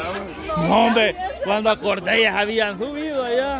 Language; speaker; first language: Spanish; native; Spanish